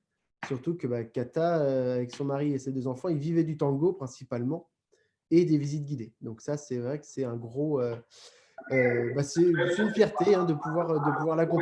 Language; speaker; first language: French; native; French